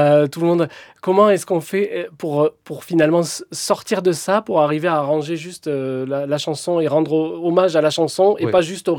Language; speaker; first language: French; native; French